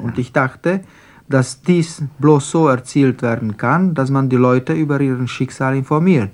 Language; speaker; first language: German; non-native, fluent; Slovak